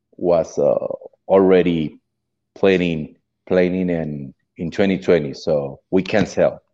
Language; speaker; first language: English; non-native, learner; Spanish